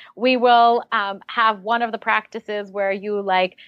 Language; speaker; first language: English; early bilingual, other home language; Russian